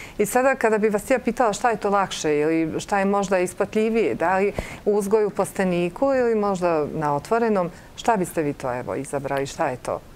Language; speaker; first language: Serbian; native; Serbian